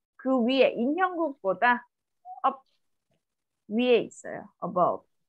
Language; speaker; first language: Korean; native; Korean